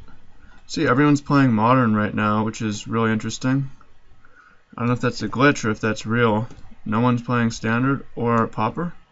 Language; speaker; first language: English; native; English